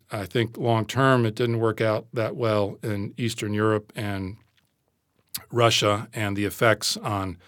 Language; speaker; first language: English; native; English